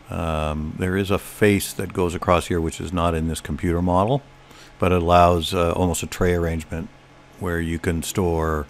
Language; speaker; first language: English; native; English